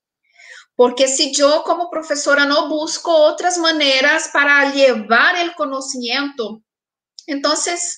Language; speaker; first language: Spanish; non-native, fluent; Portuguese